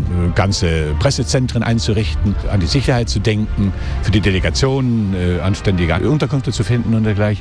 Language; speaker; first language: German; non-native, fluent; Icelandic